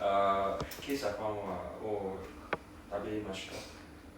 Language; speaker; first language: Japanese; non-native, learner; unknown